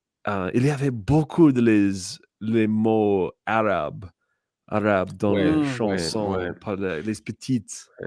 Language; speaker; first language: French; non-native, learner; English